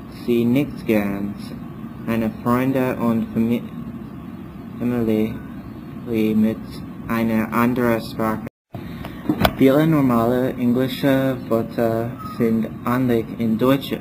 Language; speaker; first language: German; non-native, learner; English